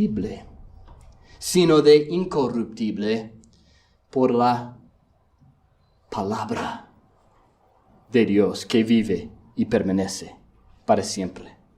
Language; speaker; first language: Spanish; non-native, fluent; English